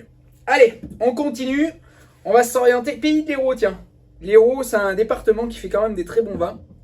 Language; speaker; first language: French; native; French